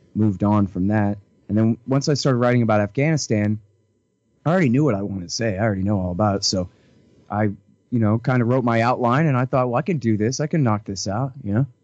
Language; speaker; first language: English; native; English